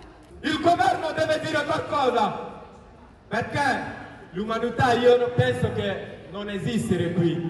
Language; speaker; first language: Italian; non-native, learner; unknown